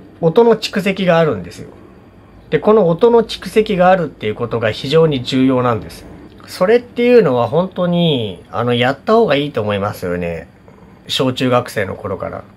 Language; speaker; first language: Japanese; native; Japanese